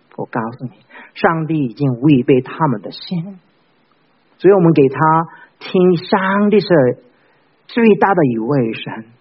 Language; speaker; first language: Chinese; non-native, fluent; Korean